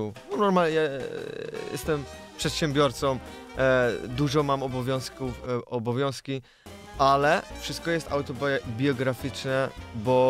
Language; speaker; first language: Polish; early bilingual, other home language; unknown